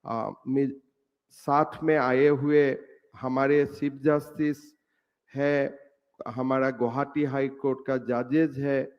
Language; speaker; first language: Hindi; non-native, local second language; Assamese